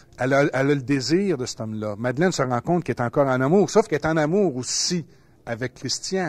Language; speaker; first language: French; native; French